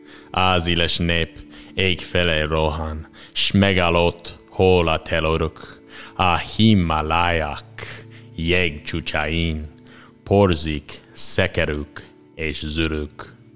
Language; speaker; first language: Hungarian; non-native, learner; English